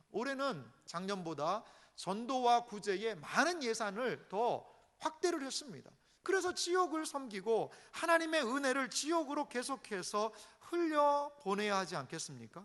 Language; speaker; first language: Korean; native; Korean